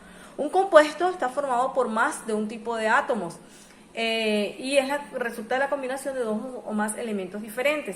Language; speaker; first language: Spanish; native; Spanish